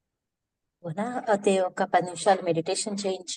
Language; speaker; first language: Telugu; native; Telugu